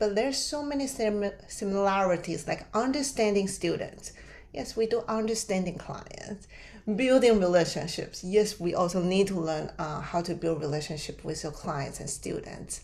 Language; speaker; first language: English; non-native, fluent; Chinese